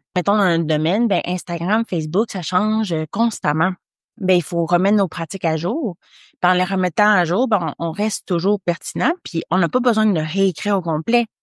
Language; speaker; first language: French; native; French